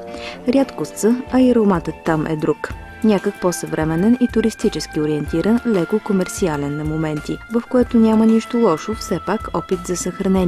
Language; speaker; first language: Bulgarian; native; Bulgarian